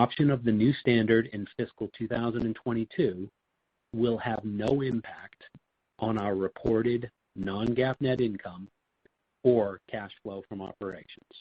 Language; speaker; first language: English; native; English